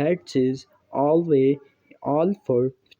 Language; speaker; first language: English; non-native, local second language; Urdu